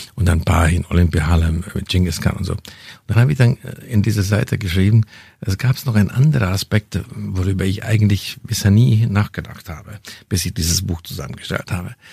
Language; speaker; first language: German; non-native, fluent; Hungarian